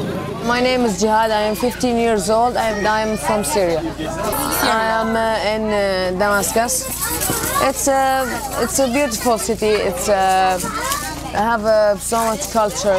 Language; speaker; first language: English; non-native, learner; Arabic